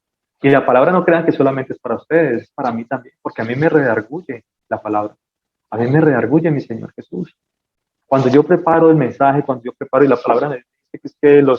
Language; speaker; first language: Spanish; native; Spanish